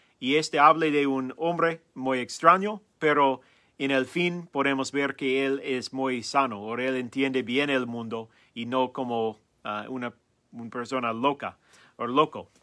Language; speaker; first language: Spanish; non-native, learner; English